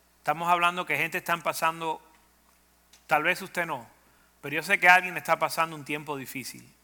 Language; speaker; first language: Spanish; native; Spanish